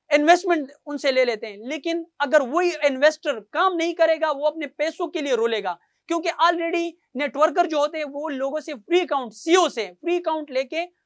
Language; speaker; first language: Urdu; non-native, local second language; Pashto